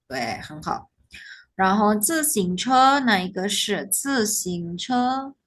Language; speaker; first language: Chinese; non-native, fluent; Indonesian